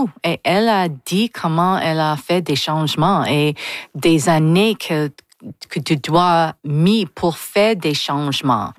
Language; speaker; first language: French; non-native, learner; English